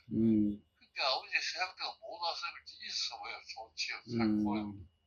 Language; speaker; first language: Korean; early bilingual, heritage; Korean